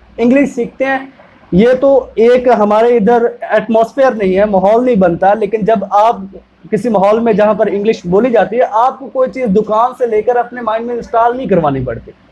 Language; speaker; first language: Urdu; non-native, local second language; Punjabi